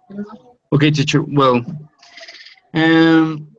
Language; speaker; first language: English; non-native, learner; Spanish